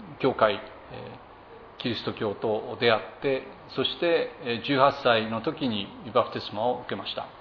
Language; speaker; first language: Japanese; native; Japanese